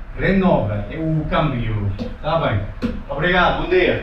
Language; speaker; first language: Portuguese; non-native, learner; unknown